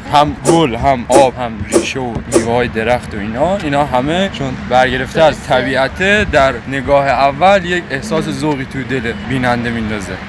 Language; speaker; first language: Persian; native; Persian